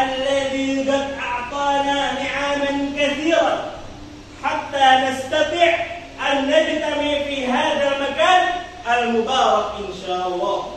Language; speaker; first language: Arabic; non-native, learner; Indonesian